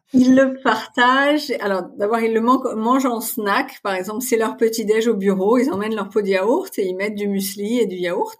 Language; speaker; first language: French; native; French